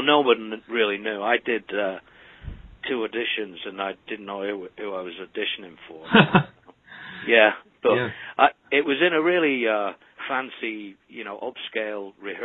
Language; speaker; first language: English; native; English